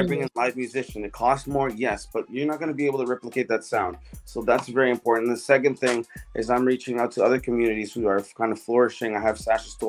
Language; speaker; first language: English; native; English